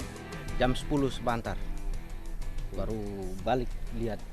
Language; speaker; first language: Indonesian; native; Indonesian